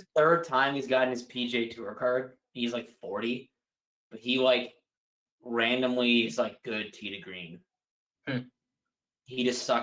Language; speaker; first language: English; native; English